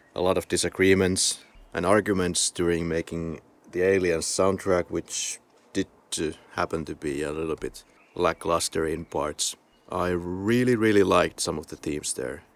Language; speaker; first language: English; non-native, fluent; Finnish